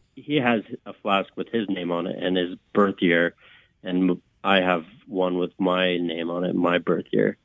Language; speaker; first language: English; native; English